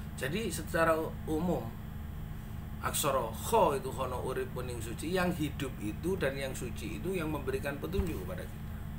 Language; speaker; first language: Indonesian; non-native, local second language; Madurese